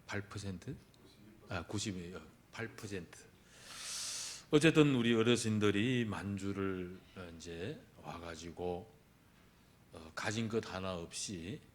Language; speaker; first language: Korean; early bilingual, heritage; Korean